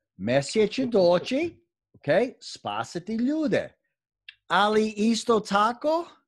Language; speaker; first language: Croatian; early bilingual, heritage; Croatian